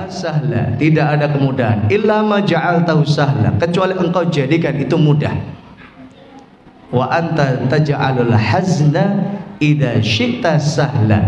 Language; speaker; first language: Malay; non-native, local second language; Javanese